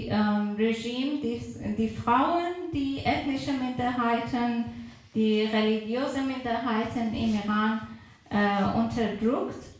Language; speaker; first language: German; non-native, fluent; Persian